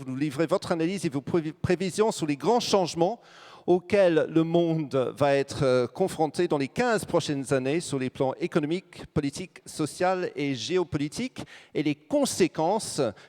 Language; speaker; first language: French; native; French